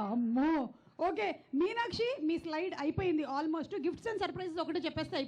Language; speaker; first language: Telugu; native; Telugu